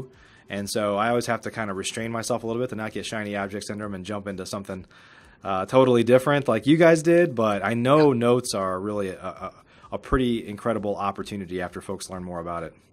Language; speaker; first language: English; native; English